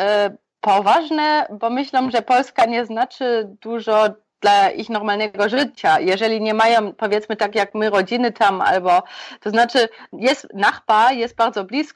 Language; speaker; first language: Polish; early bilingual, other home language; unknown